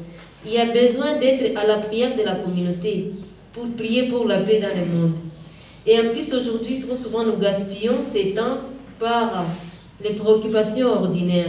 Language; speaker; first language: French; non-native, local second language; Swahili